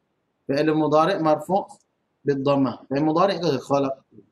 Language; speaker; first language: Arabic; non-native, fluent; Malay